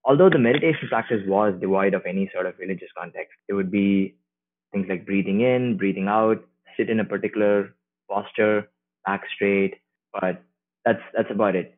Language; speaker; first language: English; non-native, local second language; Tamil